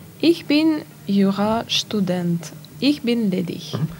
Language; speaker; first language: German; non-native, learner; Russian